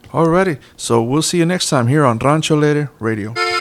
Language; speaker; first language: English; early bilingual, other home language; Spanish